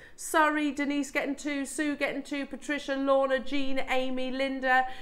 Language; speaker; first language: English; native; English